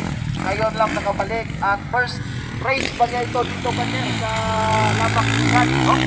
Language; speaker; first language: Filipino; non-native, local second language; Cebuano